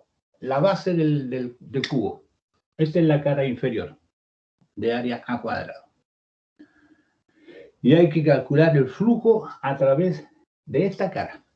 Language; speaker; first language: Spanish; native; Spanish